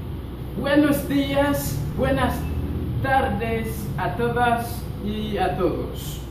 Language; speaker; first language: Spanish; non-native, fluent; Haitian Creole